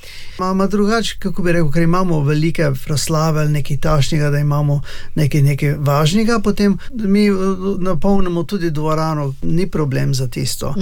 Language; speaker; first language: Slovenian; early bilingual, heritage; Slovenian